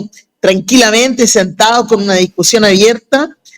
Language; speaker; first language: Spanish; native; Spanish